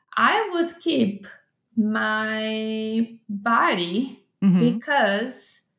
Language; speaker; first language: English; non-native, fluent; Portuguese